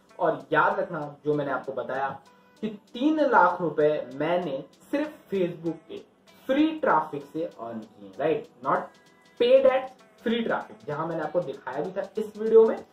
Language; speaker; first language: Hindi; native; Hindi